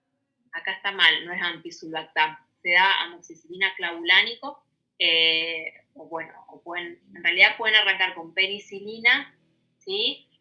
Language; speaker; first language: Spanish; native; Spanish